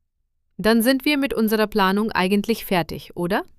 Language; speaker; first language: German; non-native, fluent; Hindi